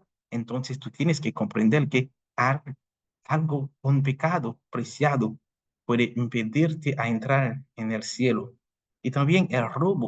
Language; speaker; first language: Spanish; non-native, fluent; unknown